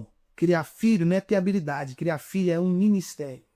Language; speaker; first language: Portuguese; native; Portuguese